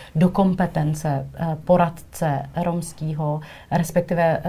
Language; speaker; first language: Czech; native; Czech